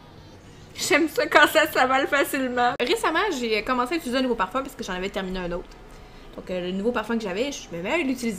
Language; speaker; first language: French; native; French